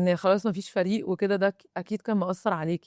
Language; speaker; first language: Arabic; native; Arabic